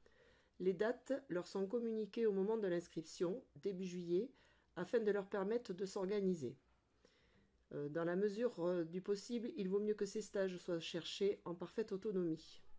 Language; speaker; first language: French; native; French